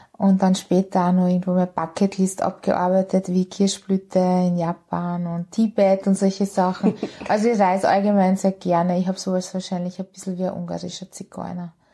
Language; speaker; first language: German; early bilingual, other home language; Hungarian